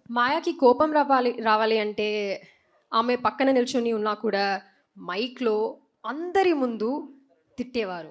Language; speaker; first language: Telugu; non-native, learner; Malayalam